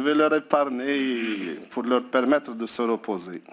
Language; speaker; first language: French; non-native, local second language; Arabic